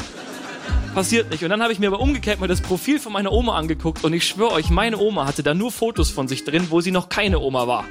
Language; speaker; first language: German; native; German